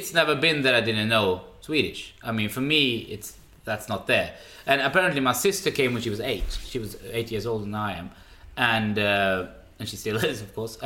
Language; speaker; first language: English; non-native, fluent; Swedish